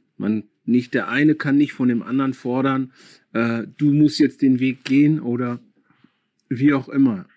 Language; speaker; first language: German; early bilingual, other home language; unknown